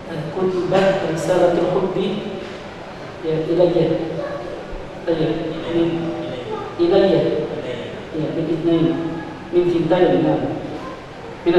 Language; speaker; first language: Arabic; non-native, fluent; Indonesian